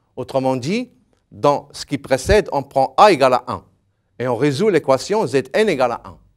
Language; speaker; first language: French; non-native, local second language; Arabic